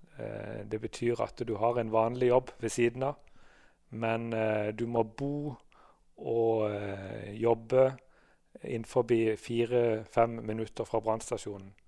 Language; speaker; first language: Norwegian; native; Norwegian